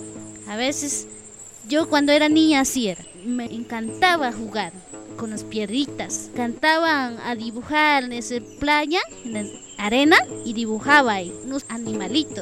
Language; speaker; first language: Spanish; non-native, local second language; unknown